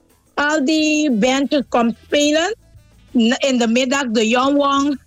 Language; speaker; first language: Dutch; non-native, learner; Papiamento